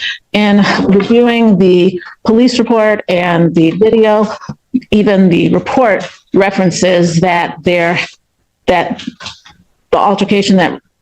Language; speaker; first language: English; native; English